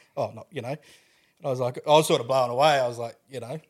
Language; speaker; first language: English; native; English